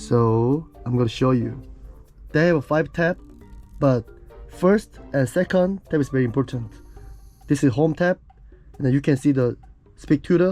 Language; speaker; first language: English; non-native, learner; Korean